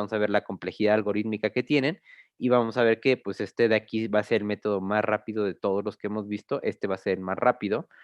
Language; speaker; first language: Spanish; native; Spanish